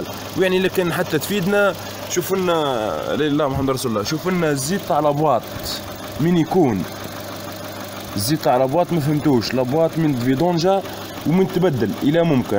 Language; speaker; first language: Arabic; native; Arabic